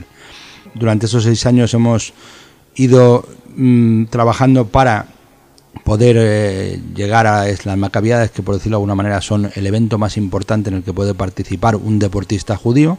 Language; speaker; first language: Spanish; native; Spanish